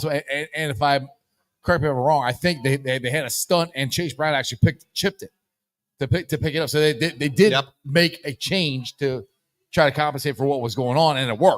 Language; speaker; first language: English; native; English